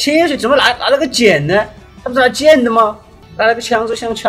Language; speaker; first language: Chinese; native; Chinese